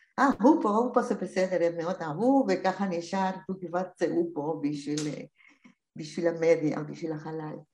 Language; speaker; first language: Hebrew; non-native, fluent; Spanish